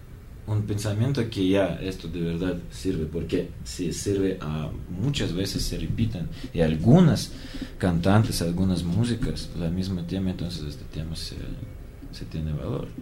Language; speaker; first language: Spanish; non-native, learner; Russian